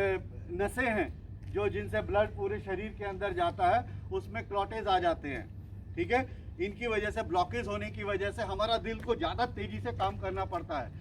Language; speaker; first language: Hindi; native; Hindi